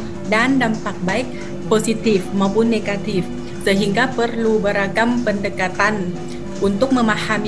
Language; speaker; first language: Indonesian; non-native, fluent; Thai